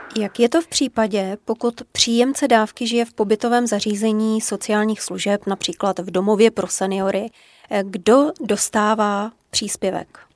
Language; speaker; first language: Czech; native; Czech